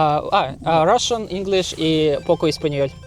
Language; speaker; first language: Spanish; non-native, learner; Russian